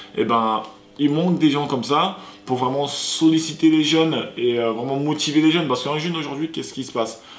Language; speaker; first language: French; early bilingual, other home language; Sango